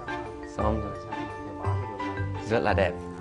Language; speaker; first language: Vietnamese; non-native, learner; English